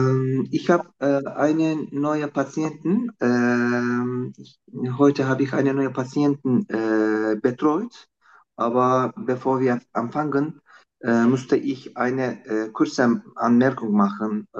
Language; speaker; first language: German; non-native, fluent; Turkish